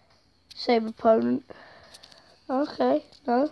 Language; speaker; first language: English; native; English